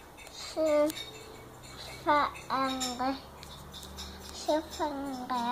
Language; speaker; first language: Chinese; early bilingual, heritage; Chinese